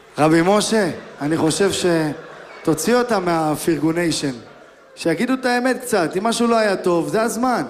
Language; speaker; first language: Hebrew; native; Hebrew